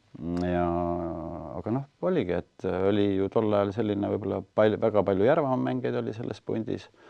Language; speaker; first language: Estonian; native; Estonian